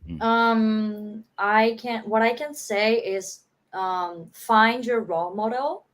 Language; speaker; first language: English; non-native, fluent; Japanese